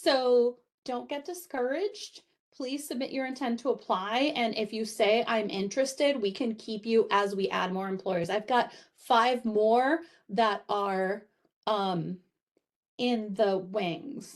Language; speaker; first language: English; native; English